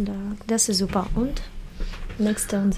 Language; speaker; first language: German; non-native, learner; Russian